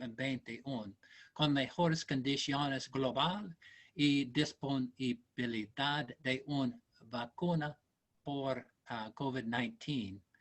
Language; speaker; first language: Spanish; non-native, learner; English